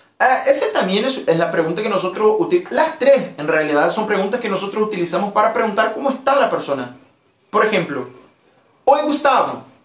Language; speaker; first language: Spanish; non-native, fluent; Portuguese